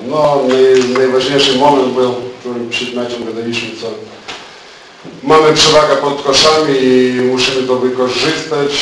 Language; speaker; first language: Polish; non-native, learner; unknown